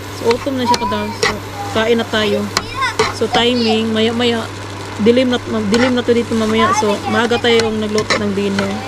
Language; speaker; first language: Filipino; non-native, local second language; Cebuano